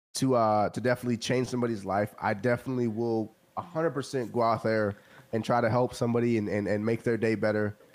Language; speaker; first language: English; native; English